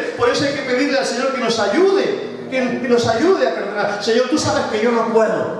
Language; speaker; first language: Spanish; native; Spanish